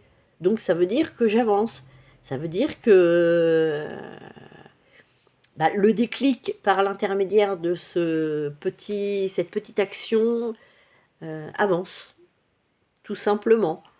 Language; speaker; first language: French; native; French